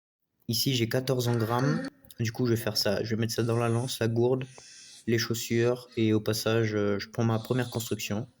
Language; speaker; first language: French; native; French